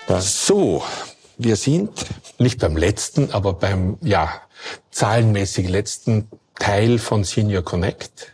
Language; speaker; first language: German; native; German